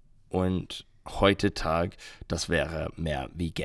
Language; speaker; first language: German; non-native, learner; English